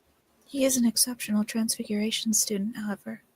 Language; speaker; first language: English; native; English